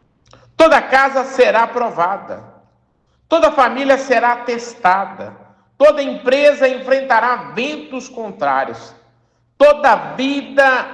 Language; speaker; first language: Portuguese; native; Portuguese